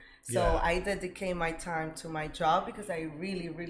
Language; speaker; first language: English; early bilingual, other home language; Spanish